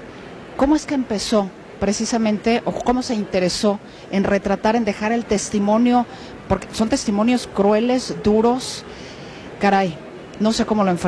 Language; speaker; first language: Spanish; native; Spanish